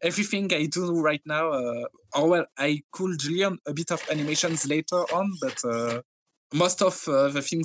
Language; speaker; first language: English; non-native, fluent; French